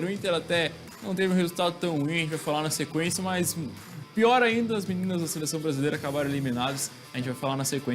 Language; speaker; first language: Portuguese; native; Portuguese